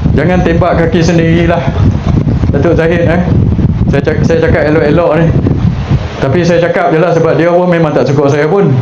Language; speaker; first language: Malay; native; Malay